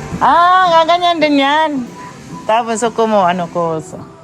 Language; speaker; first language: Japanese; non-native, fluent; Filipino